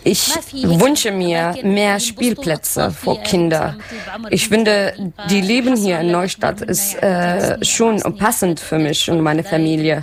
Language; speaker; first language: German; non-native, local second language; Arabic